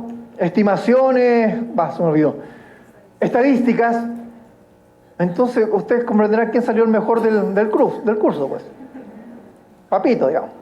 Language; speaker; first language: Spanish; native; Spanish